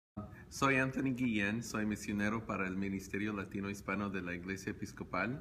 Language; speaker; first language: Spanish; early bilingual, heritage; Spanish